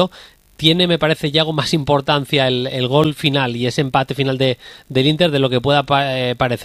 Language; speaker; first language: Spanish; native; Spanish